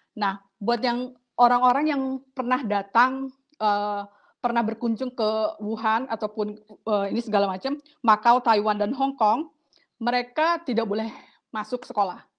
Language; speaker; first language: Indonesian; native; Indonesian